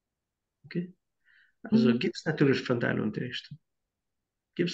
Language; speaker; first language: German; non-native, fluent; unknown